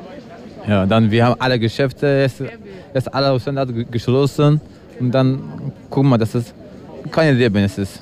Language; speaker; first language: German; non-native, learner; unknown